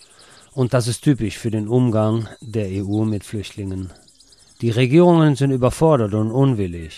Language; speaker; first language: German; native; German